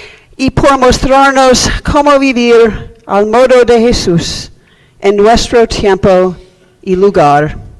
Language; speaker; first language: Spanish; non-native, fluent; English